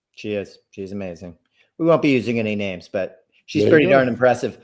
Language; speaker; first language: English; native; English